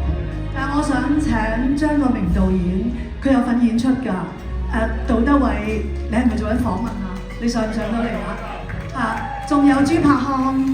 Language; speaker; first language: Cantonese; native; Cantonese